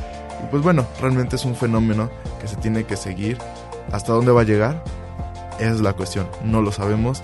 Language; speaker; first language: Spanish; native; Spanish